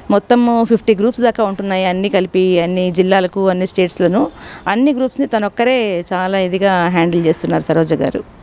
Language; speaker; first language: Telugu; native; Telugu